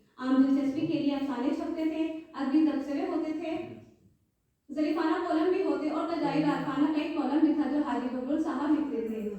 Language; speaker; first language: Urdu; native; Urdu